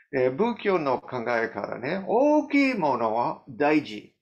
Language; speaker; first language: Japanese; non-native, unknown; English